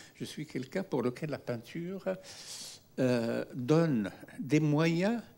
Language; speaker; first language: French; non-native, local second language; Arabic